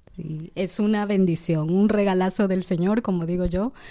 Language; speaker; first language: Spanish; native; Spanish